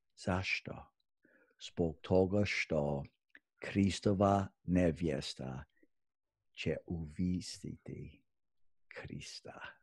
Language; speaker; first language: Croatian; non-native, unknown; English